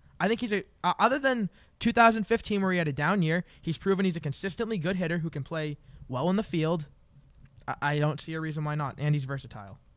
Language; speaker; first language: English; native; English